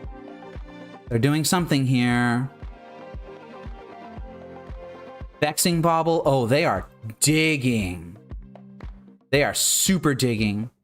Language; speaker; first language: English; native; English